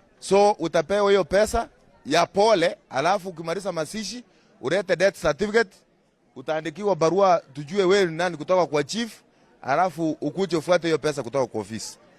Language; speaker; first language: Swahili; non-native, local second language; Gusii